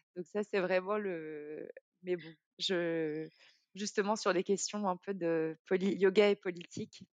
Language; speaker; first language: French; native; French